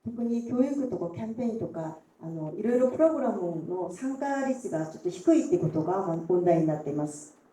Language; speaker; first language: Japanese; non-native, fluent; Korean